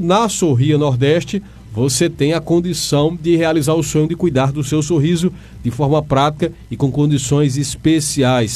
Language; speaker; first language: Portuguese; native; Portuguese